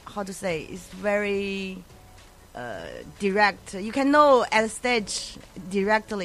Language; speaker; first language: English; non-native, learner; Chinese